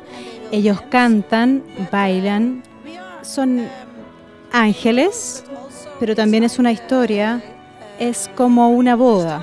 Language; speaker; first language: Spanish; non-native, fluent; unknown